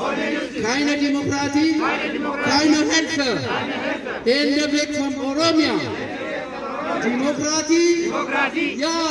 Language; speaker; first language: German; non-native, learner; Oromo